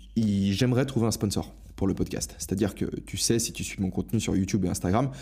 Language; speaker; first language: French; native; French